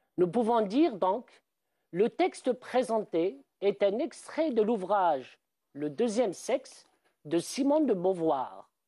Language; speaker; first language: French; non-native, local second language; Arabic